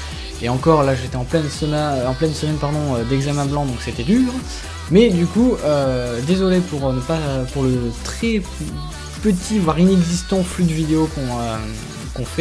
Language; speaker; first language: French; native; French